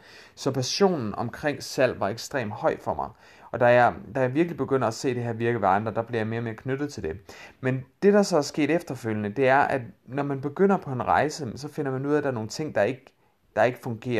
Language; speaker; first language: Danish; native; Danish